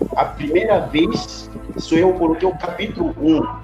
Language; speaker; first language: Portuguese; non-native, learner; French